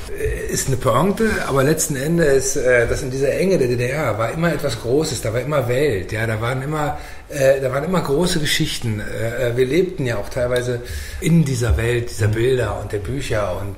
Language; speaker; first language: German; native; German